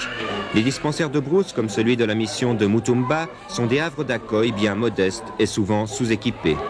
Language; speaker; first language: French; native; French